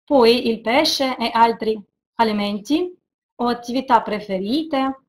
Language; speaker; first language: Italian; non-native, fluent; Russian